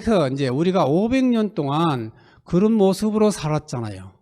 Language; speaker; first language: Korean; native; Korean